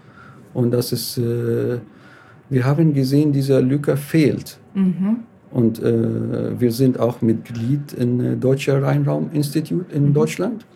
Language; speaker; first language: German; non-native, learner; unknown